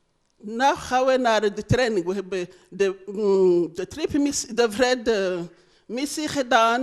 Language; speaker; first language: Dutch; non-native, learner; Rundi